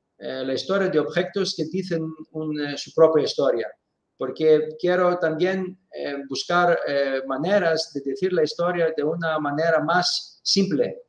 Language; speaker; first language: Spanish; non-native, fluent; Greek